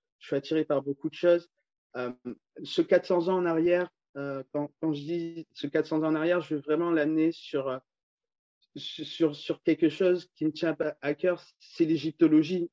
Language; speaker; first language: French; native; French